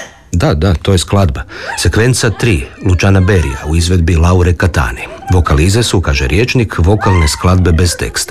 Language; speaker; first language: Serbian; native; Serbian